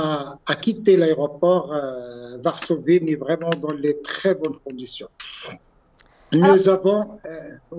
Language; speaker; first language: French; non-native, local second language; Arabic